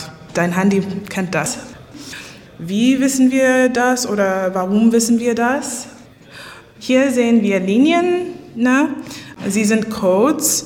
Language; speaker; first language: German; non-native, learner; English